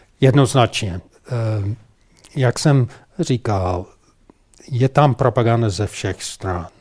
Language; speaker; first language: Czech; non-native, fluent; English